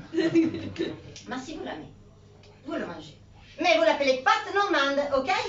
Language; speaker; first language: French; non-native, fluent; Italian